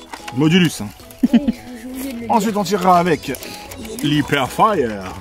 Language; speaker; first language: French; native; French